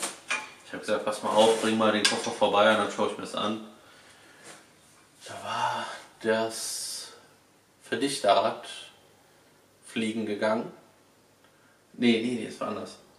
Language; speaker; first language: German; native; German